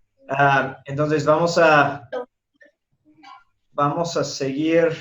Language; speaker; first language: Spanish; non-native, fluent; English